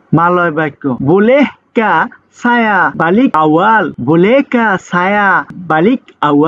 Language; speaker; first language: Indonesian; non-native, fluent; Bangla